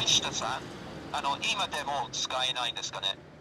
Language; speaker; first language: Japanese; non-native, learner; English